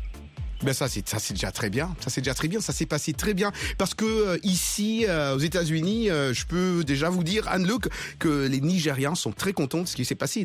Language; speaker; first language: French; non-native, local second language; Lingala